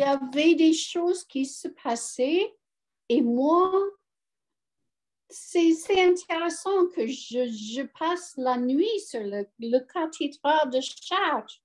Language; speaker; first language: French; non-native, learner; English